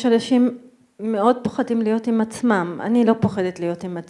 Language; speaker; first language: Hebrew; non-native, local second language; Arabic